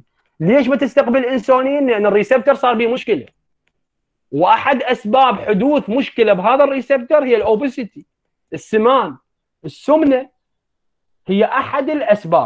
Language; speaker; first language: Arabic; native; Arabic